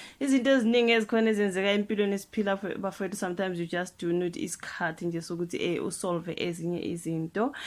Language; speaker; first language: Zulu; non-native, local second language; Xhosa